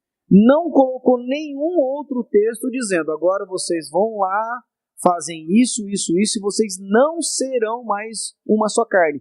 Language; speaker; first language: Portuguese; native; Portuguese